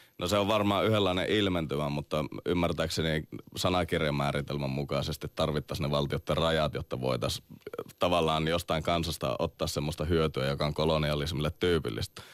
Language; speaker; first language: Finnish; native; Finnish